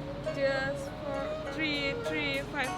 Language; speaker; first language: English; non-native, learner; Indonesian